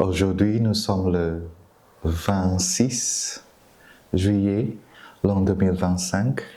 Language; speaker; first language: French; non-native, fluent; Vietnamese